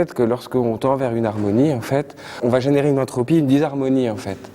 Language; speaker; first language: French; native; French